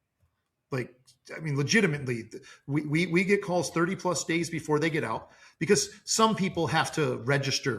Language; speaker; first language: English; native; English